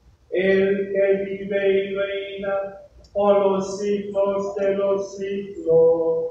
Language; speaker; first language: Spanish; non-native, learner; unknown